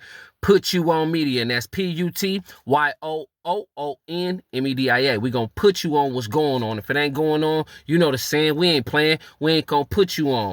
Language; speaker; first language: English; native; English